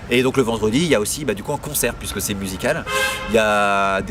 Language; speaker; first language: French; native; French